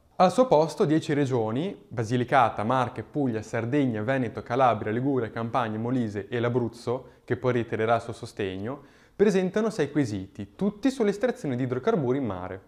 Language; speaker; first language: Italian; native; Italian